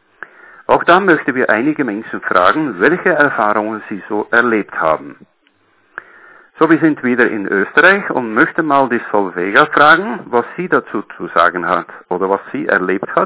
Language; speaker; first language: German; native; German